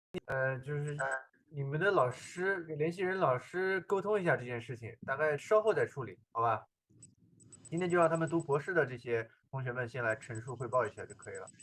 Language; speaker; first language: Chinese; native; Chinese